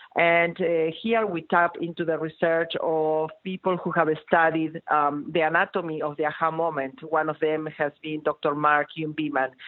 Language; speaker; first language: English; non-native, fluent; Spanish